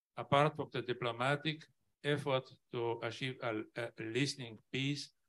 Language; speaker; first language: English; non-native, learner; Polish